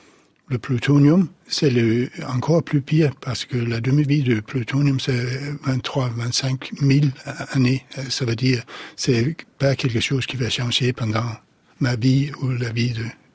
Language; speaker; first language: French; non-native, fluent; Danish